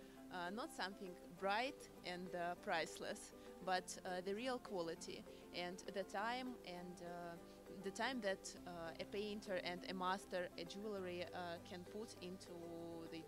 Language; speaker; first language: English; non-native, fluent; Russian